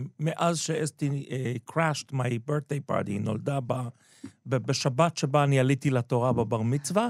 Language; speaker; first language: Hebrew; native; Hebrew